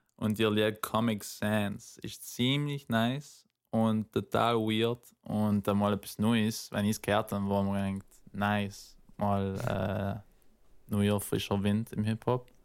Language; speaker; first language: German; native; German